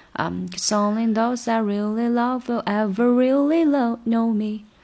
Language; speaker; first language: English; non-native, fluent; Chinese